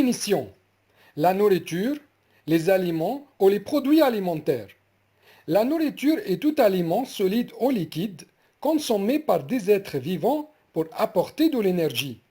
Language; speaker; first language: French; non-native, fluent; Arabic